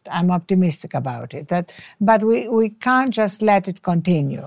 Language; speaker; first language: English; non-native, fluent; French